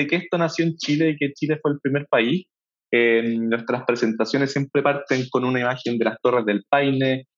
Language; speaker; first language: Spanish; native; Spanish